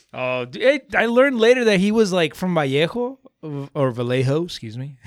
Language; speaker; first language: English; early bilingual, other home language; Spanish